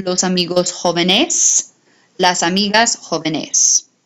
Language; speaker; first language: Spanish; non-native, fluent; English